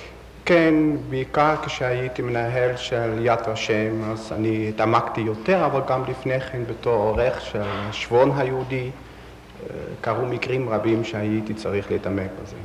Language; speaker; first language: Hebrew; non-native, fluent; Dutch